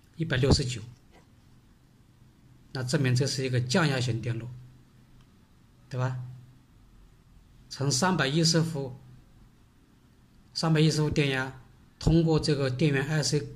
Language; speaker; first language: Chinese; native; Chinese